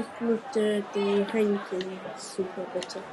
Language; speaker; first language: German; non-native, learner; English